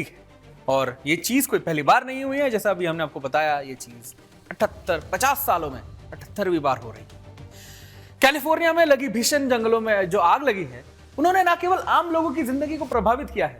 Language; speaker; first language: Hindi; native; Hindi